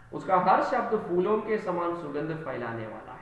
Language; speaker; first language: Hindi; non-native, local second language; Malayalam